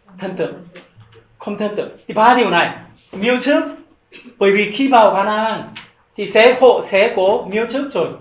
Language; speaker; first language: Vietnamese; non-native, learner; Korean